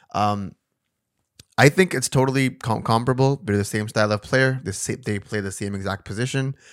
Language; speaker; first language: English; non-native, local second language; Urdu